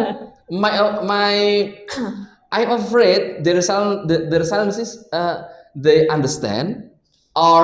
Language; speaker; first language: English; non-native, learner; Indonesian